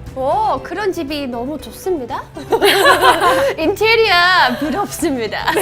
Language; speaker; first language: Korean; non-native, fluent; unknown